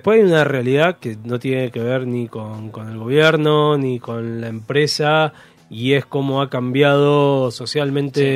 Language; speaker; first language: Spanish; native; Spanish